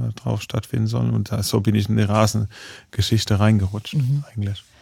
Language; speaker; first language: German; native; German